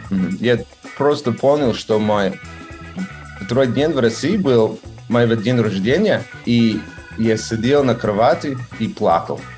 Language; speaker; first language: Russian; non-native, learner; English